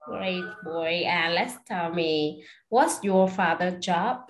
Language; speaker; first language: English; non-native, fluent; Vietnamese